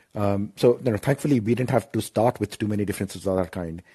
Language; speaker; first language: English; non-native, local second language; Hindi